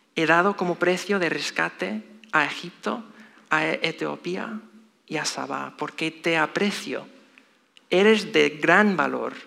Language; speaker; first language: Spanish; non-native, fluent; English